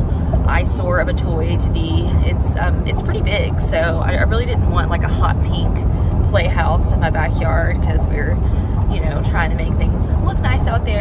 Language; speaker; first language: English; native; English